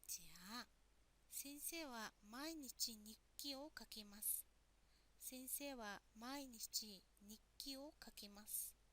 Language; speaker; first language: Japanese; non-native, fluent; Mongolian